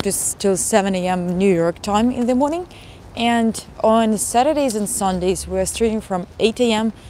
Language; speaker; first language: English; non-native, fluent; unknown